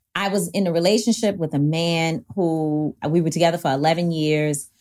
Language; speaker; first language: English; native; English